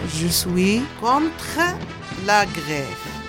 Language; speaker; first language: French; non-native, learner; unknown